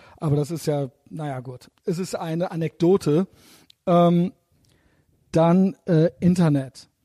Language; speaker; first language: German; native; German